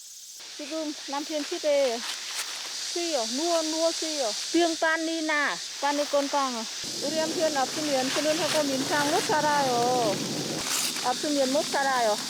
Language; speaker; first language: Korean; non-native, learner; Vietnamese